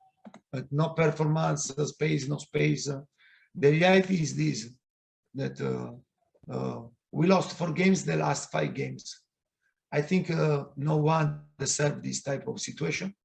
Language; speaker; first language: English; non-native, fluent; Italian